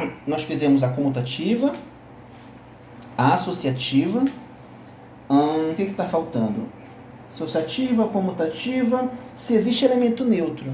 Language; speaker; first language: Portuguese; native; Portuguese